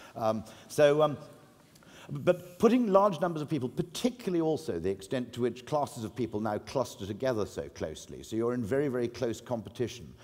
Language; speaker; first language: English; native; English